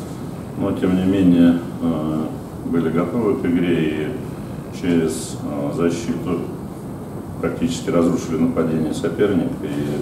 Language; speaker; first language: Russian; native; Russian